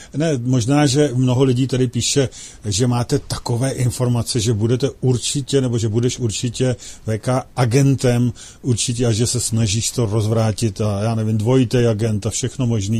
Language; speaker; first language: Czech; native; Czech